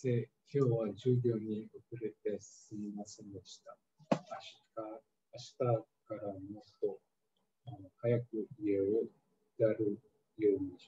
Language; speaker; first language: Japanese; non-native, learner; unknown